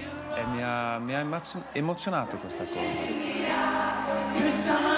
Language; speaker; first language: Italian; non-native, fluent; English